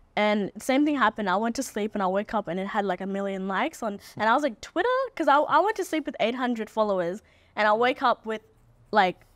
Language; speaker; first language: English; native; English